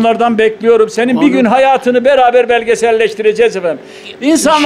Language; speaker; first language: Turkish; native; Turkish